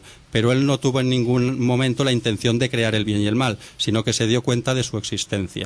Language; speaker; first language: Spanish; native; Spanish